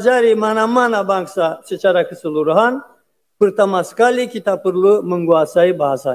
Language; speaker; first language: Indonesian; non-native, fluent; Azerbaijani